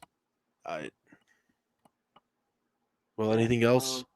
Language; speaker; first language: English; native; English